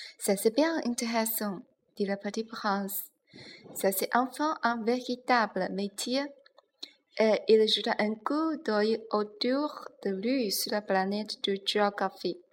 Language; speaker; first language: French; non-native, learner; Chinese